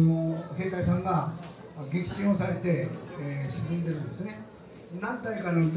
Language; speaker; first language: Japanese; native; Japanese